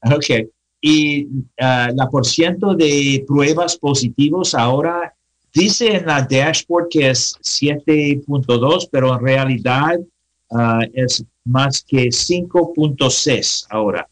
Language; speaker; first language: Spanish; non-native, learner; English